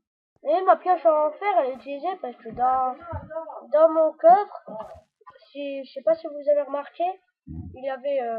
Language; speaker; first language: French; native; French